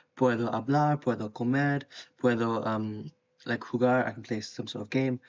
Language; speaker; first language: Spanish; non-native, learner; English